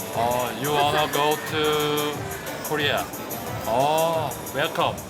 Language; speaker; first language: English; non-native, learner; Korean